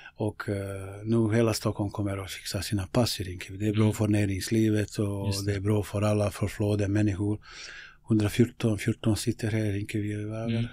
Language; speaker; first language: Swedish; non-native, fluent; Bosnian